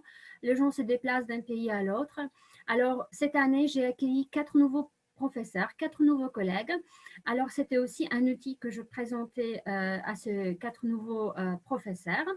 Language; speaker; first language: French; non-native, fluent; Polish